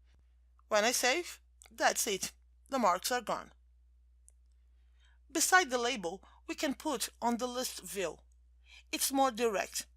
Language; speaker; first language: English; non-native, fluent; Portuguese